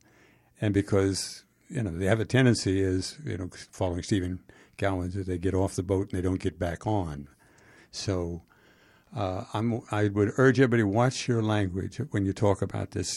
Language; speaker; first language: English; native; English